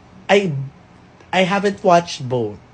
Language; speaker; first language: English; non-native, local second language; Filipino